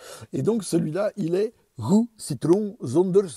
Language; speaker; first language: French; native; French